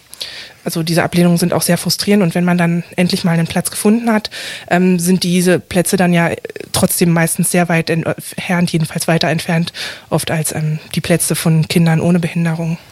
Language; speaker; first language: German; native; German